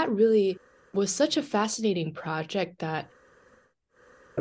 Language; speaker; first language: English; non-native, fluent; Chinese